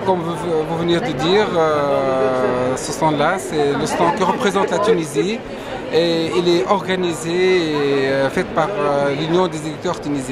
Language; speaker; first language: French; non-native, local second language; Arabic